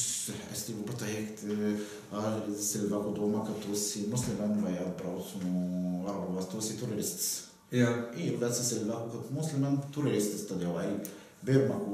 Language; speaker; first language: Latvian; non-native, learner; Arabic